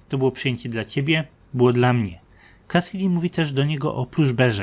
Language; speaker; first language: Polish; native; Polish